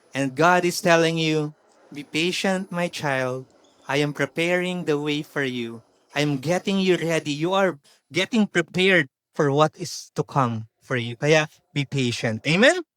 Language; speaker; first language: English; non-native, local second language; Filipino